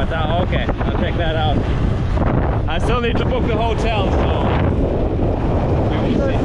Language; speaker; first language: English; non-native, fluent; Finnish